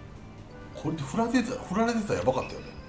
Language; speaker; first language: Japanese; native; Japanese